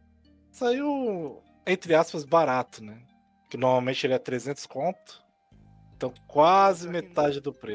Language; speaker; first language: Portuguese; native; Portuguese